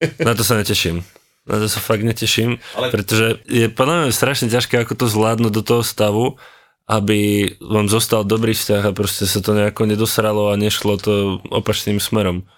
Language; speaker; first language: Slovak; native; Slovak